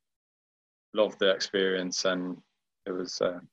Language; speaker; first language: English; native; English